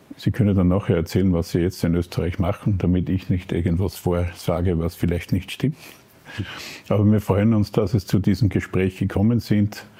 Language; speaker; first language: German; native; German